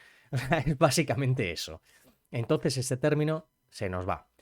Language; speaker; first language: Spanish; native; Spanish